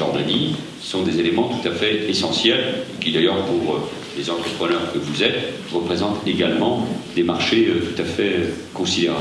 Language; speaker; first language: French; native; French